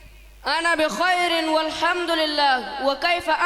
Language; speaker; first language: Arabic; non-native, learner; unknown